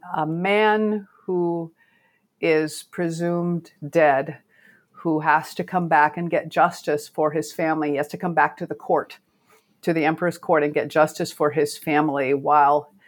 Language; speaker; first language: English; native; English